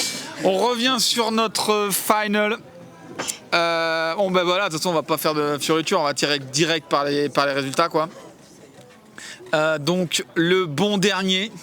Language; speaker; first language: French; native; French